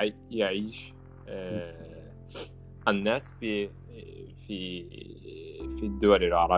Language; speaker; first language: Arabic; non-native, learner; Japanese